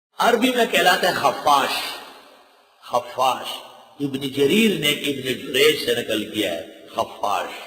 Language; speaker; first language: Urdu; non-native, local second language; Pashto